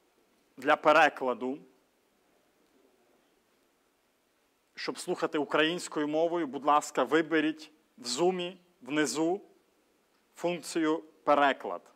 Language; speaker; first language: Ukrainian; native; Ukrainian